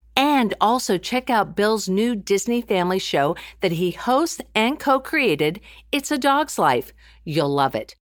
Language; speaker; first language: English; native; English